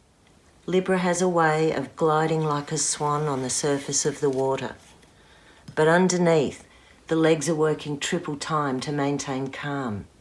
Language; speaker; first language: English; native; English